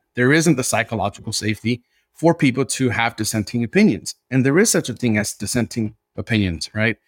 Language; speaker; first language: English; early bilingual, other home language; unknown